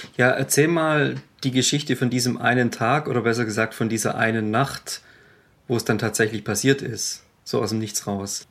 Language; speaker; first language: German; native; German